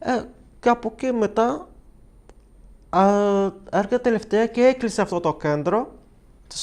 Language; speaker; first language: Greek; non-native, learner; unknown